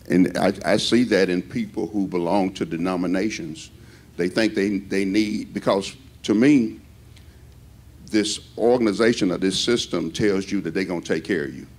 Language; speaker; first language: English; native; English